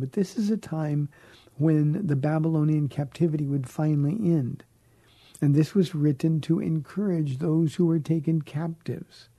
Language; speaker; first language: English; native; English